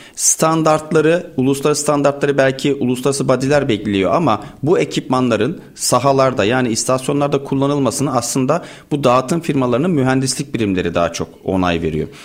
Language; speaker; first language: Turkish; native; Turkish